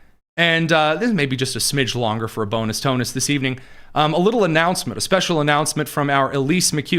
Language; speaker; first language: English; native; English